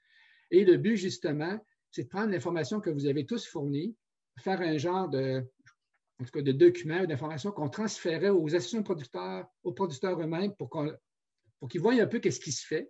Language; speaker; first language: French; native; French